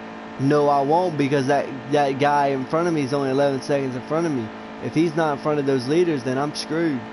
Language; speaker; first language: English; native; English